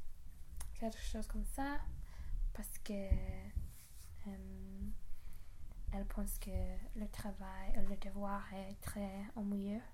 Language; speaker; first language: French; non-native, learner; English